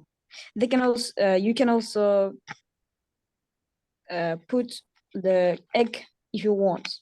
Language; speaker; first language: English; non-native, learner; Uzbek